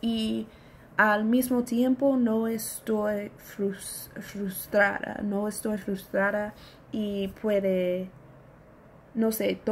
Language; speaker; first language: Spanish; non-native, learner; English